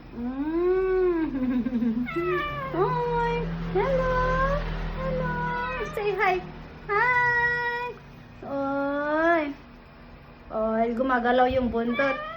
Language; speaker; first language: Filipino; non-native, local second language; Iloko